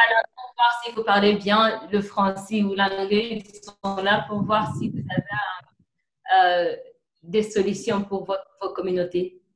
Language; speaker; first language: French; non-native, fluent; Kinyarwanda